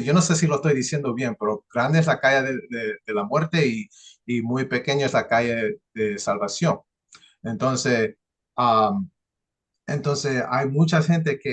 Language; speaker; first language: Spanish; early bilingual, heritage; English